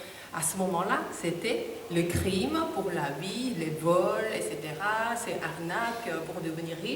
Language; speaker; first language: French; non-native, fluent; Korean